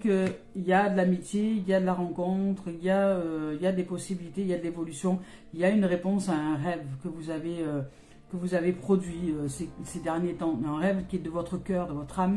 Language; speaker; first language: French; native; French